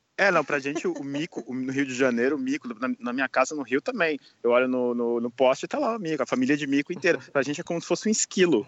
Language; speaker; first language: Portuguese; native; Portuguese